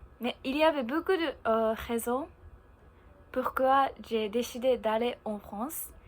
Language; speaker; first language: French; non-native, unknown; Japanese